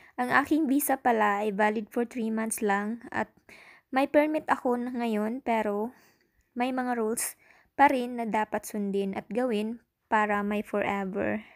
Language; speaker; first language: Filipino; non-native, local second language; Cebuano